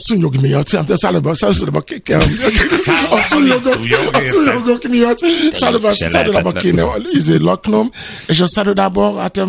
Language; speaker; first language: Hungarian; non-native, learner; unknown